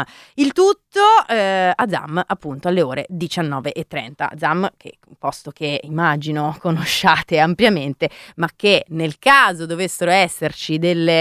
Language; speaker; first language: Italian; native; Italian